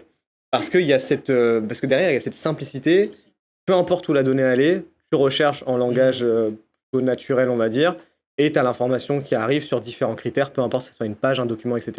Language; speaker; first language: French; native; French